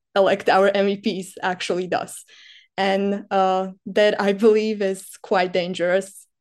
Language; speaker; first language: English; non-native, fluent; Slovak